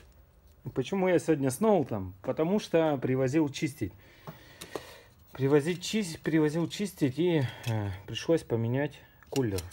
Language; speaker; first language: Russian; native; Russian